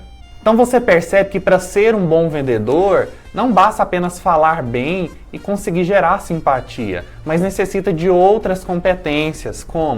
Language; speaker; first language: Portuguese; native; Portuguese